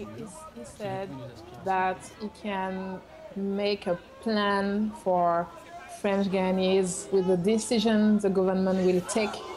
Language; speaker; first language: English; non-native, fluent; French